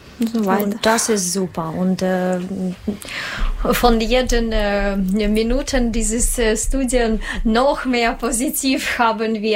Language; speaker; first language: German; non-native, learner; Russian